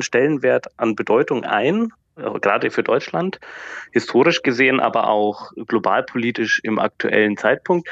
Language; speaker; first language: German; native; German